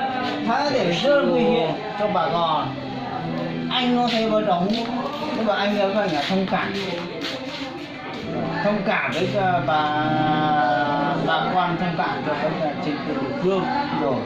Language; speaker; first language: Vietnamese; non-native, local second language; Hmong